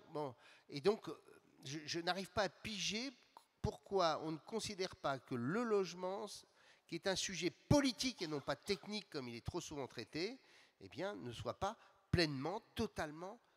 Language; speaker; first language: French; native; French